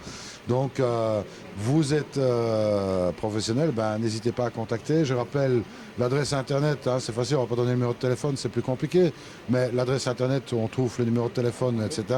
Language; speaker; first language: French; native; French